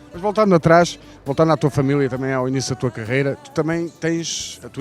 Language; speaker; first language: Portuguese; native; Portuguese